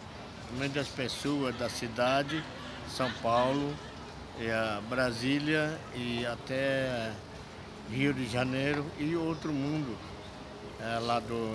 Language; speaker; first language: Portuguese; non-native, local second language; Yanomámi